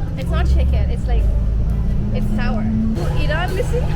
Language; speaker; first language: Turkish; non-native, learner; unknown